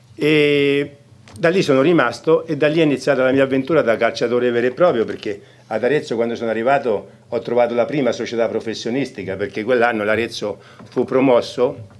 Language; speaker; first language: Italian; native; Italian